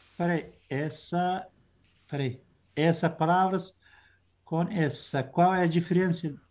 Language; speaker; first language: Portuguese; non-native, learner; Arabic